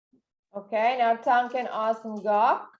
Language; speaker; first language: English; non-native, fluent; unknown